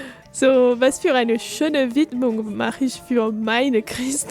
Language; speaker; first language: German; non-native, fluent; French